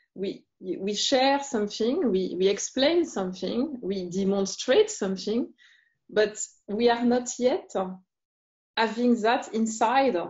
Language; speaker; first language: English; non-native, fluent; French